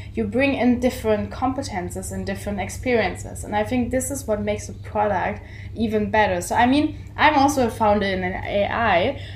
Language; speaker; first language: English; non-native, fluent; German